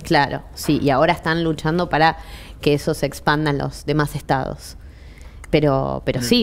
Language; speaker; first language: Spanish; native; Spanish